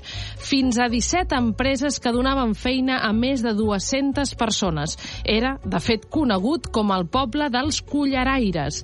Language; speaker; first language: Catalan; native; Catalan